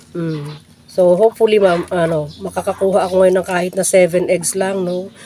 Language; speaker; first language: Filipino; non-native, local second language; Iloko